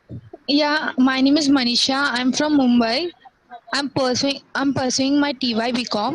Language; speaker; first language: English; non-native, learner; Hindi